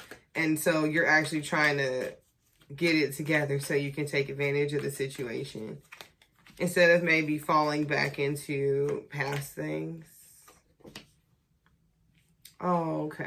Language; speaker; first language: English; native; English